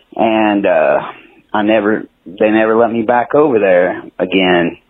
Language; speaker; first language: English; native; English